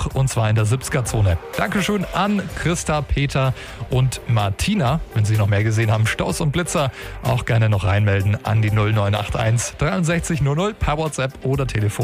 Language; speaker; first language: German; native; German